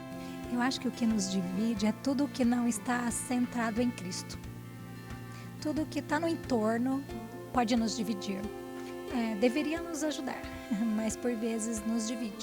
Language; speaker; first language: Portuguese; native; Portuguese